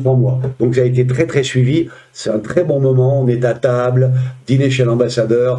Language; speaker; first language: French; native; French